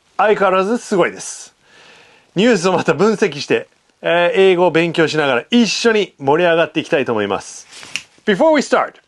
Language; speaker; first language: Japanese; non-native, fluent; English